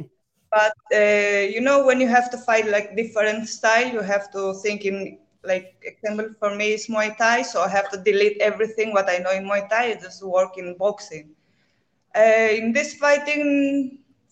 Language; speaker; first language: English; non-native, learner; Greek